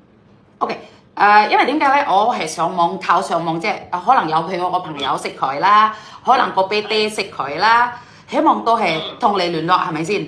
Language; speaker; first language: Cantonese; non-native, fluent; Indonesian